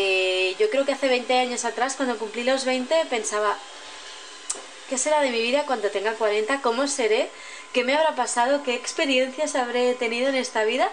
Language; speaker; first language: Spanish; native; Spanish